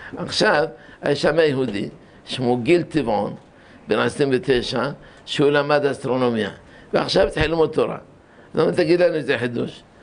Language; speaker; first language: Hebrew; early bilingual, other home language; Arabic